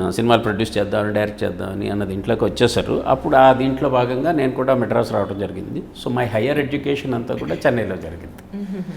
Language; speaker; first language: Telugu; native; Telugu